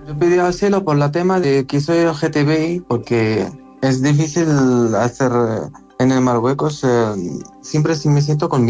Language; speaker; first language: Spanish; non-native, learner; Arabic